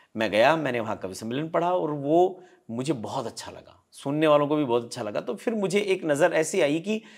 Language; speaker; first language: Hindi; native; Hindi